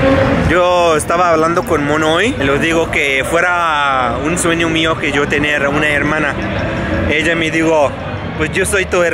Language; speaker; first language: Spanish; non-native, learner; Arabic